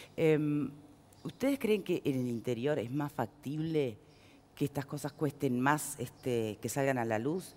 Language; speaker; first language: Spanish; native; Spanish